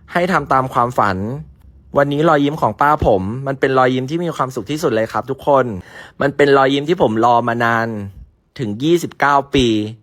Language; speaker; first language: Thai; native; Thai